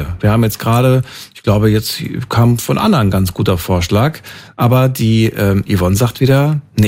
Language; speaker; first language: German; native; German